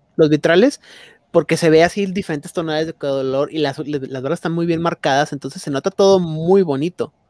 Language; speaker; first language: Spanish; native; Spanish